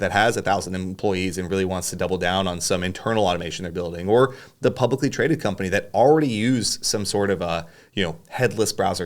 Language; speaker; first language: English; native; English